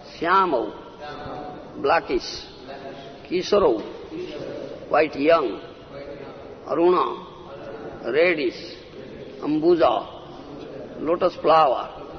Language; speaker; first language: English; non-native, local second language; Odia